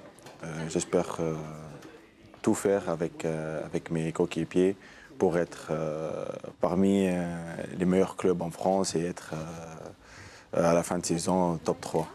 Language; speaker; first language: French; non-native, local second language; Arabic